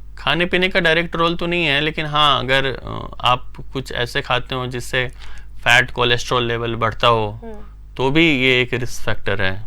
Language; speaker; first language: Hindi; native; Hindi